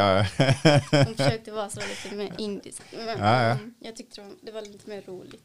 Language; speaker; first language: Swedish; early bilingual, other home language; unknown